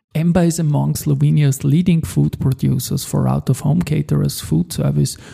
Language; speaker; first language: English; non-native, fluent; German